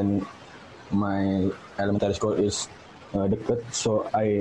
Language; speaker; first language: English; non-native, learner; Indonesian